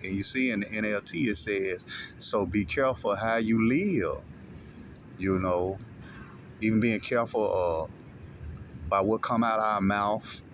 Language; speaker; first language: English; native; English